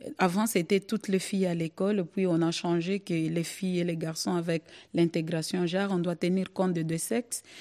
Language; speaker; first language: French; non-native, local second language; Swahili